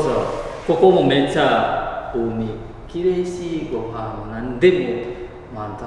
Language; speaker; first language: Japanese; non-native, learner; Indonesian